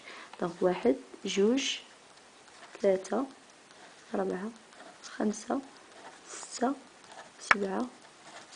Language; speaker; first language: Arabic; native; Arabic